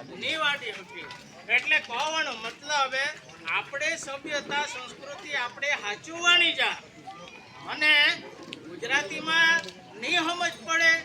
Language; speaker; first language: Gujarati; non-native, local second language; Bhili